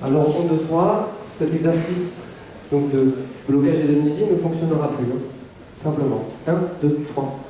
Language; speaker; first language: French; native; French